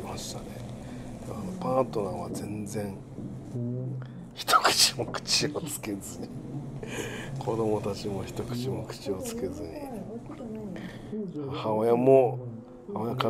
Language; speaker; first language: Japanese; native; Japanese